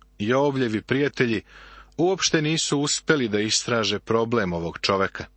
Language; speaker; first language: Serbian; native; Serbian